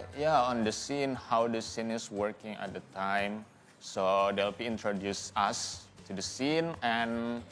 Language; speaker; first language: English; non-native, fluent; Indonesian